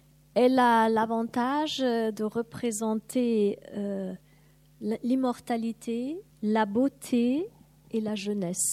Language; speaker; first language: French; non-native, fluent; German